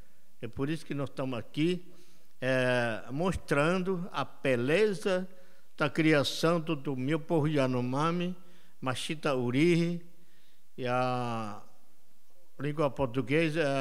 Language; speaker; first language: Portuguese; non-native, local second language; Yanomámi